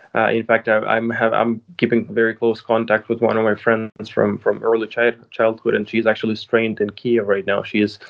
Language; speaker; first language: English; non-native, fluent; Ukrainian